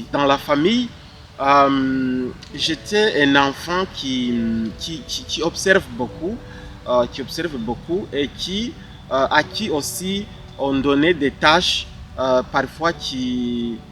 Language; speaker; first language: French; non-native, local second language; Kinyarwanda